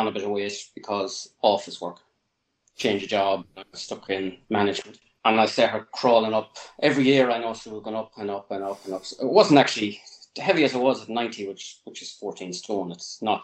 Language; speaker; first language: English; native; English